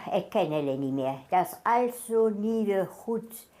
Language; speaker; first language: Afrikaans; non-native, local second language; German